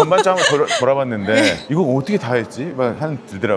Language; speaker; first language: Korean; native; Korean